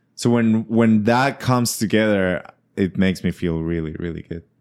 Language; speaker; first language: English; non-native, fluent; Spanish